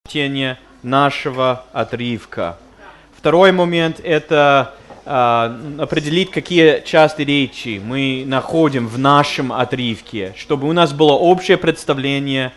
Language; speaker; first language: Russian; non-native, fluent; English